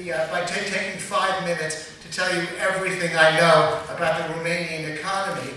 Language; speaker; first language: English; native; English